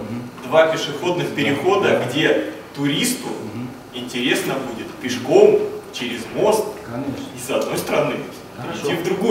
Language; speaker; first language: Russian; native; Russian